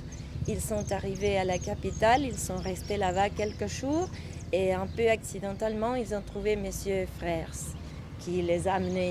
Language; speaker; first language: French; non-native, fluent; Spanish